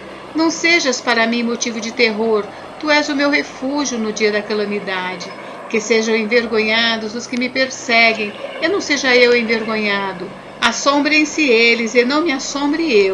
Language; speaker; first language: Portuguese; native; Portuguese